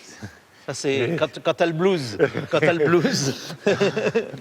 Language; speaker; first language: French; native; French